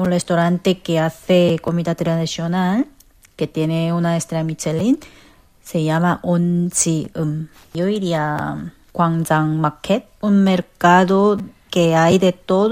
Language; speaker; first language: Spanish; non-native, fluent; Korean